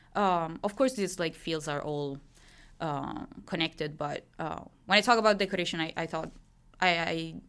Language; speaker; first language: English; non-native, fluent; Italian